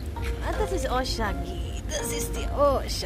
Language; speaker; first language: German; non-native, learner; Filipino